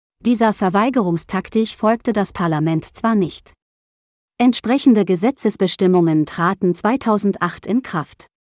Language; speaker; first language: German; native; German